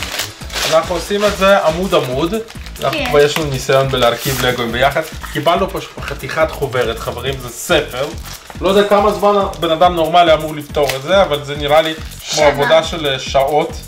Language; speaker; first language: Hebrew; native; Hebrew